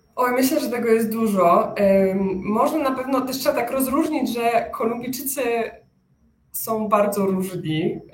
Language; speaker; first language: Polish; native; Polish